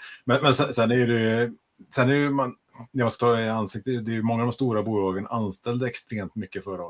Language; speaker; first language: Swedish; native; Swedish